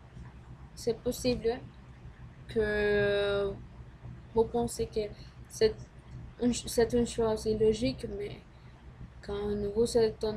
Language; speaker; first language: French; non-native, learner; Spanish